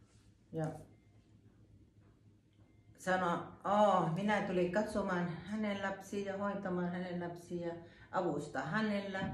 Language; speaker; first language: Finnish; non-native, learner; Thai